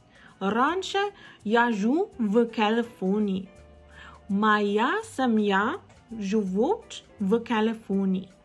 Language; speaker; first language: Russian; non-native, learner; English